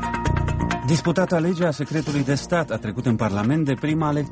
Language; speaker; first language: Romanian; native; Romanian